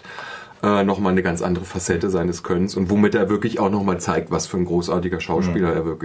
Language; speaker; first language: German; native; German